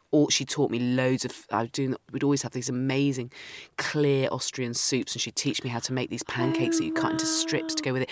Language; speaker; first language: English; native; English